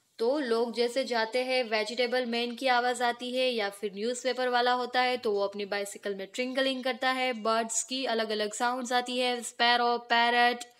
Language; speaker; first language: Hindi; non-native, local second language; Gujarati